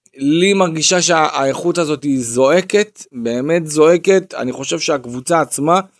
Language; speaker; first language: Hebrew; native; Hebrew